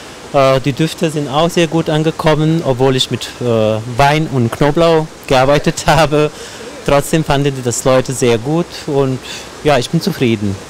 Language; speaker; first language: German; non-native, fluent; Croatian